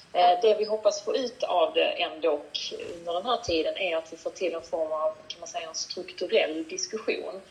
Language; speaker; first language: Swedish; native; Swedish